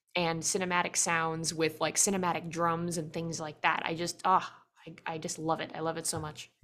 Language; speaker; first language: English; native; English